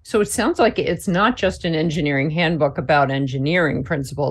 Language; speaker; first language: English; native; English